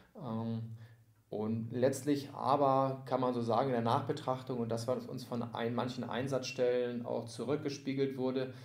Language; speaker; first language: German; native; German